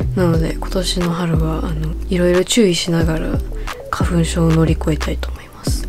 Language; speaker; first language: Japanese; early bilingual, other home language; English